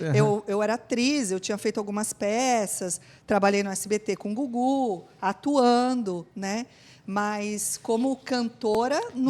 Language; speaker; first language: Portuguese; native; Portuguese